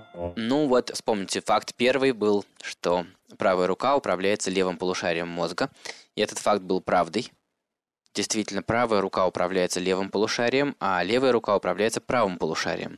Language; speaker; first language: Russian; native; Russian